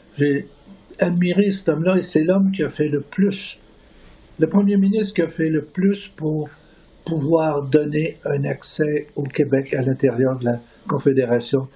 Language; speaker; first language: French; native; French